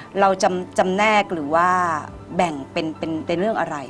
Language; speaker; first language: Thai; native; Thai